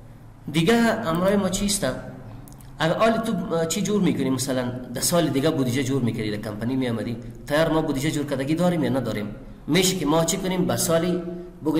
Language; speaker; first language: Persian; non-native, local second language; Pashto